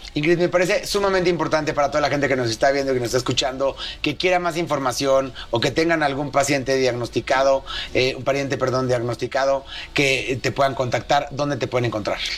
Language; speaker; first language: Spanish; native; Spanish